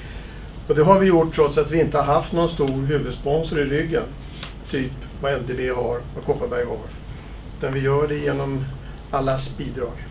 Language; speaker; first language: Swedish; native; Swedish